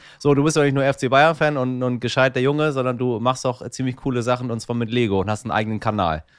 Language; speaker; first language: German; early bilingual, other home language; Persian